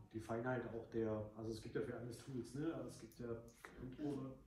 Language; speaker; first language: German; native; German